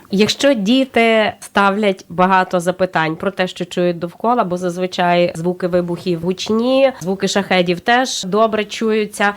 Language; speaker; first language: Ukrainian; native; Ukrainian